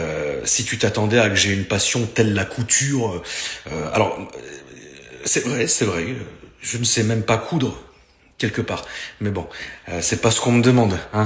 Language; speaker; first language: French; native; French